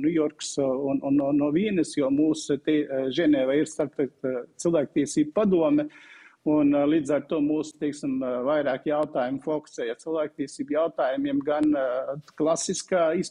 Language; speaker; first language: Latvian; non-native, fluent; Uzbek